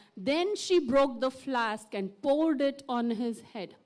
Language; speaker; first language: English; non-native, local second language; Kannada